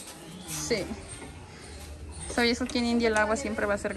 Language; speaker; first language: Spanish; native; Spanish